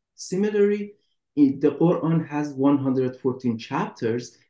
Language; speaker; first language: English; non-native, fluent; Persian